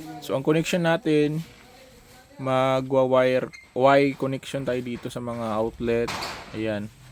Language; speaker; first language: Filipino; non-native, local second language; Cebuano